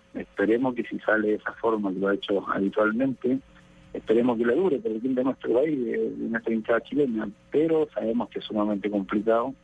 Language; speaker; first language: Spanish; native; Spanish